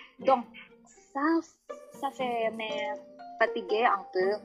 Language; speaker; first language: French; non-native, learner; Indonesian